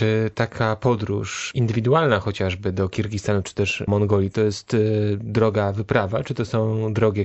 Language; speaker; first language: Polish; native; Polish